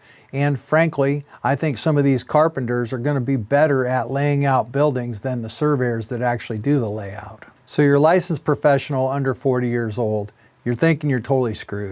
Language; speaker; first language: English; native; English